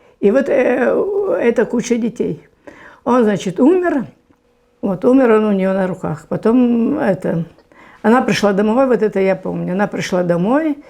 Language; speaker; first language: Russian; non-native, local second language; German